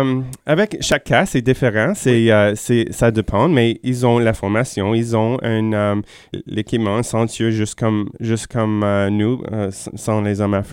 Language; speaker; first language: French; non-native, fluent; English